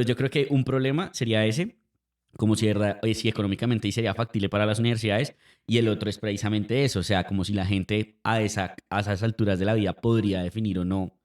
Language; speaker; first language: Spanish; native; Spanish